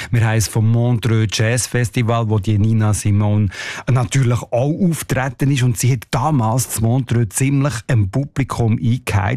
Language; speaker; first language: German; native; German